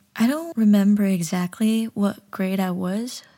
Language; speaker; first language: English; early bilingual, other home language; Chinese